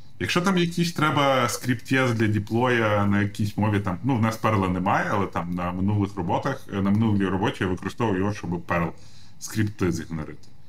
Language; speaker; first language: Ukrainian; non-native, local second language; Russian